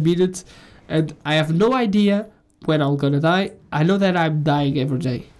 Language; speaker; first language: English; non-native, fluent; Portuguese